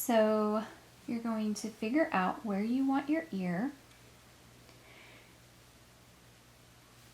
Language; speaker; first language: English; native; English